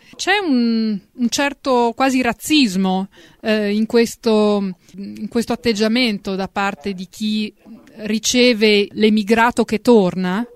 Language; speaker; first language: Italian; native; Italian